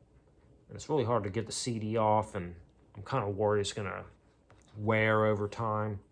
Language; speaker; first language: English; native; English